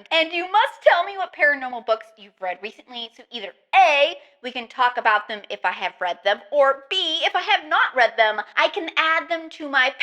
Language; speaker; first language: English; native; English